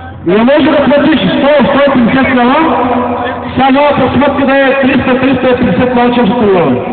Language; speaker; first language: Bulgarian; non-native, local second language; Turkish